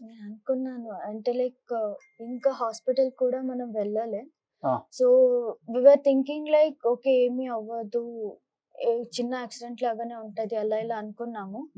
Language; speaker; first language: Telugu; non-native, local second language; Kannada